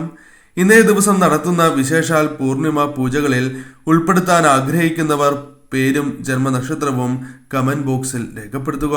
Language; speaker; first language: Malayalam; native; Malayalam